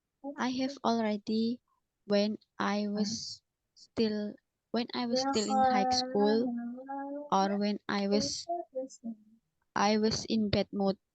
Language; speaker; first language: English; non-native, learner; Indonesian